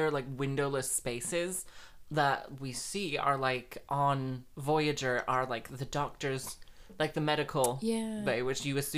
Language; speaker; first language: English; native; English